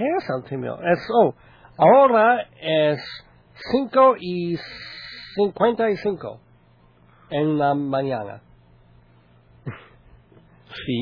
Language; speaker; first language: Spanish; non-native, learner; English